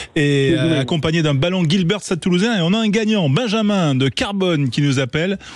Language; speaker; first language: French; native; French